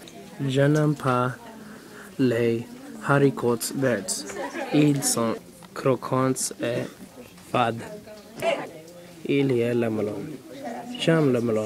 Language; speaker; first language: French; non-native, learner; English